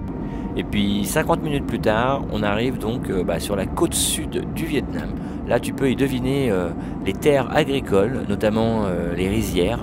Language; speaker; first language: French; native; French